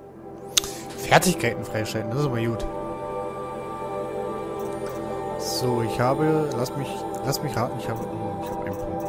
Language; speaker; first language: German; native; German